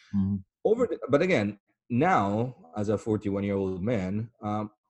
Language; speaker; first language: English; non-native, fluent; Italian